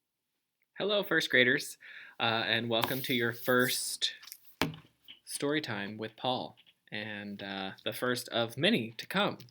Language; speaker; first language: English; native; English